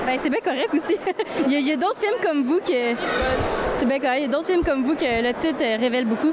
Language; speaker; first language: French; native; French